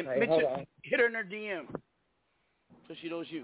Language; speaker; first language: English; native; English